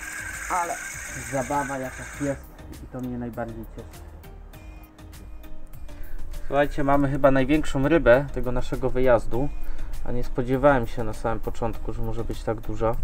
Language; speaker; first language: Polish; native; Polish